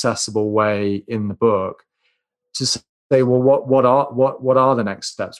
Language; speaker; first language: English; native; English